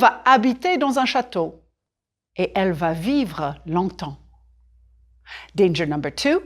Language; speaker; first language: French; native; French